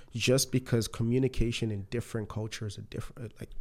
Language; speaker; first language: English; non-native, local second language; Yoruba